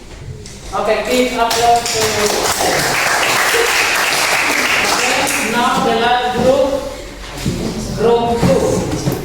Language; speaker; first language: English; non-native, learner; Indonesian